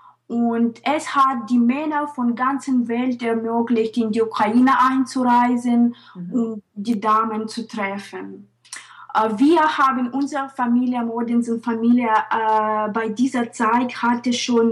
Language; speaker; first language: German; non-native, fluent; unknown